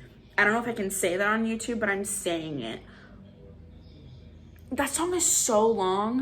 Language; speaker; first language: English; native; English